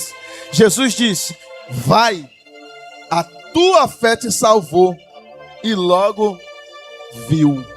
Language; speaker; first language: Portuguese; native; Portuguese